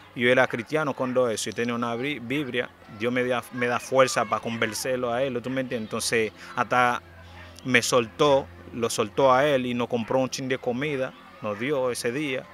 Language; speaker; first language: Spanish; non-native, fluent; Haitian Creole